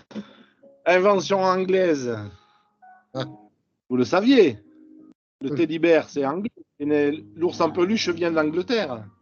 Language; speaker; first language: French; native; French